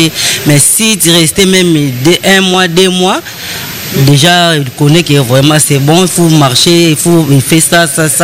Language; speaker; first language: French; non-native, learner; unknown